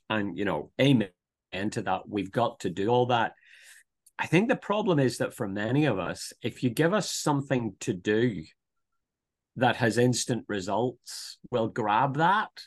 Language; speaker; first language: English; native; English